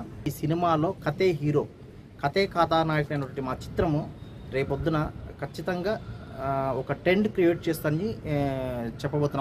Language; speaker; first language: Telugu; native; Telugu